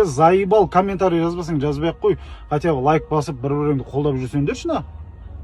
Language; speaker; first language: Kazakh; native; Kazakh